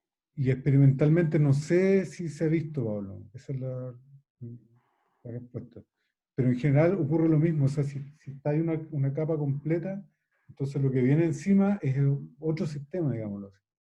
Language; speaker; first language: Spanish; native; Spanish